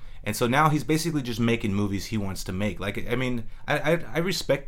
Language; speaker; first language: English; native; English